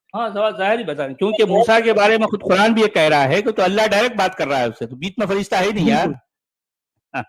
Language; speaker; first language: Urdu; native; Urdu